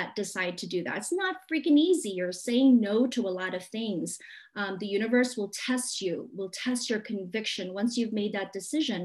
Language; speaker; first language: English; non-native, local second language; Cantonese